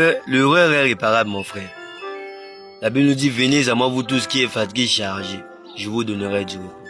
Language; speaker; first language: French; non-native, local second language; Lingala